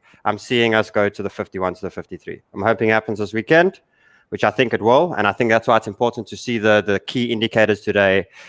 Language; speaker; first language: English; native; English